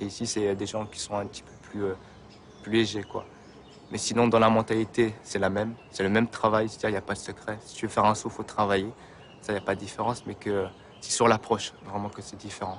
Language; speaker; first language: French; native; French